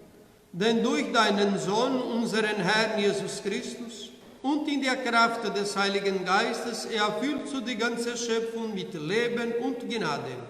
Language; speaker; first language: German; non-native, learner; Portuguese